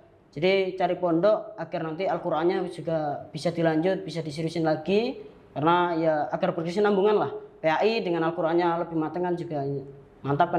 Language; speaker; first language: Indonesian; non-native, local second language; Javanese